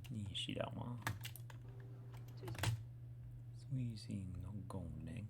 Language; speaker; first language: Chinese; non-native, learner; English